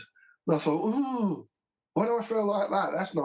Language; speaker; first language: English; native; English